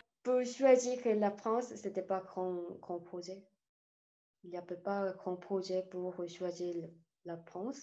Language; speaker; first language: French; non-native, learner; Korean